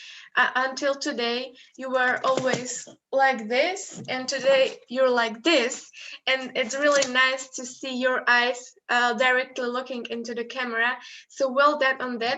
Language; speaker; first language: English; non-native, fluent; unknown